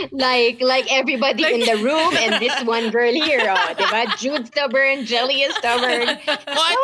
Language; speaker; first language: English; non-native, local second language; Filipino